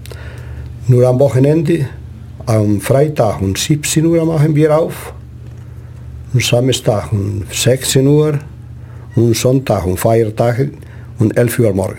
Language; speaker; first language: German; non-native, learner; Spanish